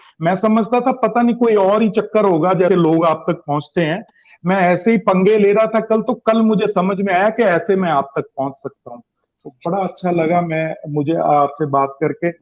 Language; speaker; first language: Urdu; non-native, local second language; Punjabi